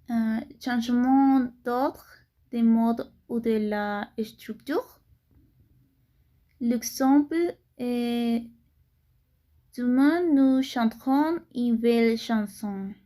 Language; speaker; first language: French; non-native, learner; Spanish